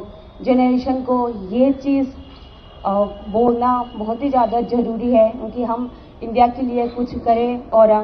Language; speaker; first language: Hindi; non-native, local second language; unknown